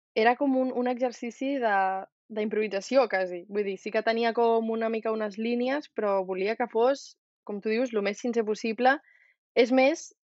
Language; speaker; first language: Catalan; native; Catalan